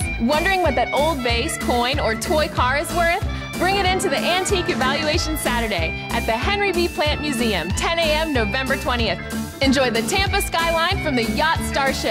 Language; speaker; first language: English; native; English